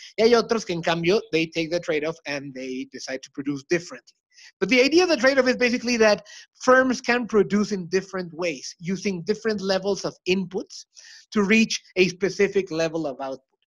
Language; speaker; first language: English; non-native, fluent; Spanish